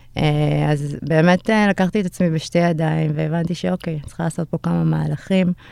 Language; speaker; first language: Hebrew; early bilingual, other home language; Amharic